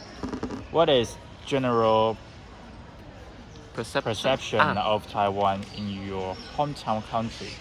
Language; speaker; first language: English; non-native, learner; Chinese